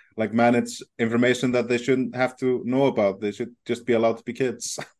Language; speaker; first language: English; non-native, fluent; Icelandic